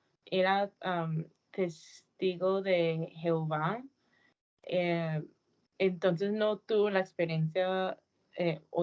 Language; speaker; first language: Spanish; early bilingual, heritage; English